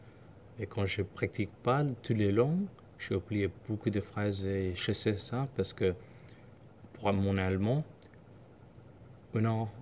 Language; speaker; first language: French; non-native, learner; Somali